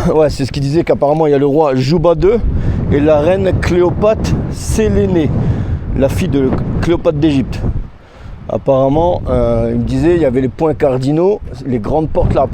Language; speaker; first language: French; native; French